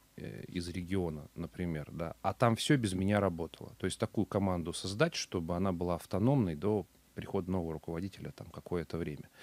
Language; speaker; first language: Russian; native; Russian